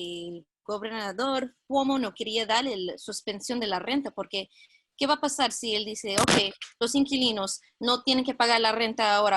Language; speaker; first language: Spanish; non-native, fluent; English